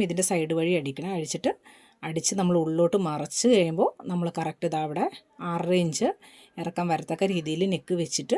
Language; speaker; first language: Malayalam; native; Malayalam